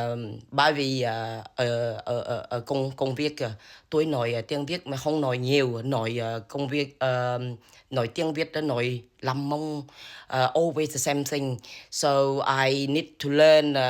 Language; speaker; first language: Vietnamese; non-native, learner; Khmer